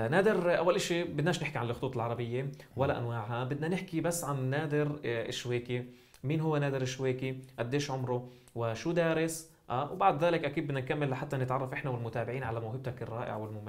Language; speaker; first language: Arabic; native; Arabic